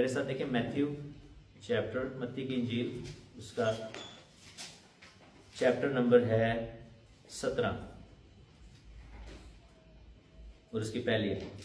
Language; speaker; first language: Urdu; non-native, local second language; Punjabi